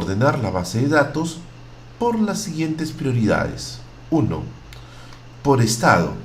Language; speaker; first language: Spanish; native; Spanish